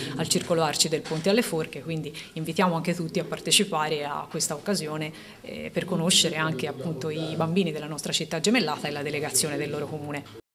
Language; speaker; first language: Italian; native; Italian